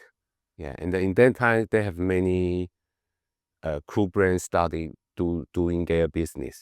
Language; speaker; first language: English; non-native, learner; Chinese